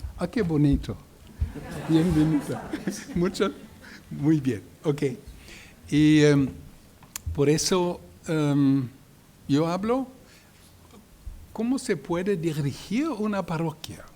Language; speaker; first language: Spanish; non-native, learner; German